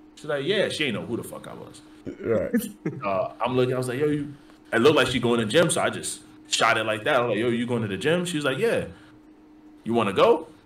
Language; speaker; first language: English; native; English